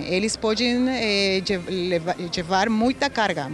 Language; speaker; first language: Portuguese; non-native, learner; Spanish